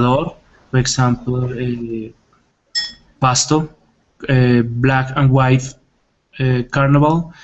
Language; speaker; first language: English; non-native, learner; Spanish